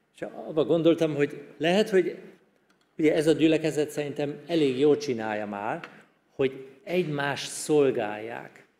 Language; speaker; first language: Hungarian; non-native, fluent; German